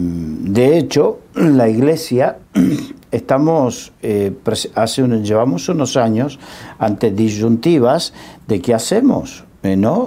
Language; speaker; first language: Spanish; native; Spanish